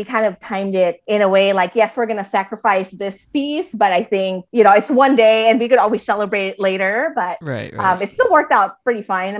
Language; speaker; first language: English; native; English